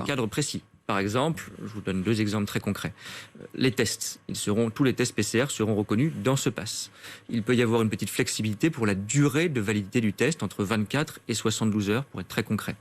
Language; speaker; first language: French; native; French